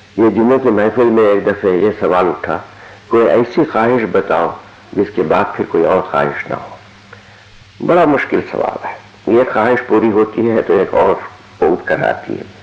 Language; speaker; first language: Urdu; non-native, local second language; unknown